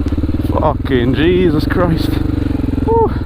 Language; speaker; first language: English; native; English